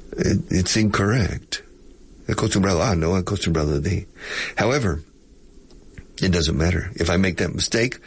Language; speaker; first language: Spanish; non-native, fluent; English